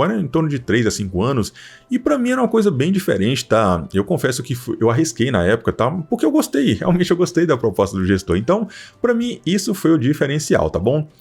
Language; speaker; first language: Portuguese; native; Portuguese